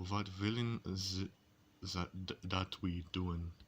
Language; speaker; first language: Dutch; non-native, learner; English